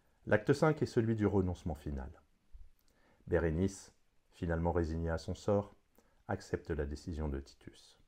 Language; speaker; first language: French; native; French